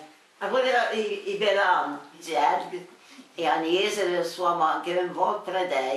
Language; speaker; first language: Italian; non-native, local second language; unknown